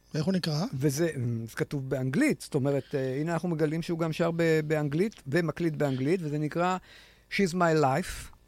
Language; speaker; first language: Hebrew; native; Hebrew